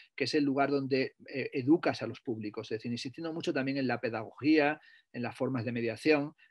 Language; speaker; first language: Spanish; native; Spanish